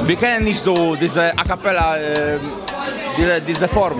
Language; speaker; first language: German; non-native, fluent; Polish